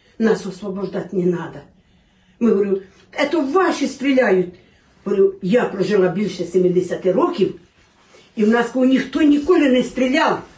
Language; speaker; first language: Ukrainian; native; Ukrainian